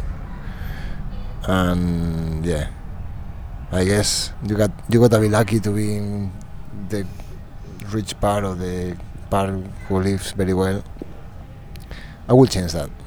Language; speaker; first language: English; non-native, fluent; Spanish